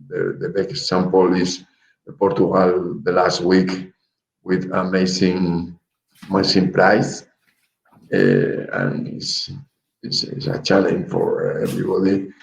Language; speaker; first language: English; non-native, learner; Spanish